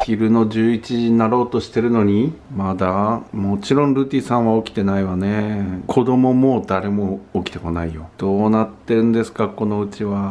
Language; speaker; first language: Japanese; native; Japanese